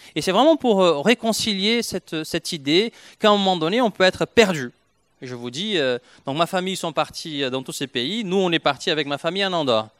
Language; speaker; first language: French; non-native, fluent; Portuguese